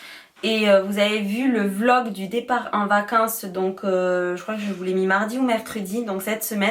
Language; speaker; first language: French; native; French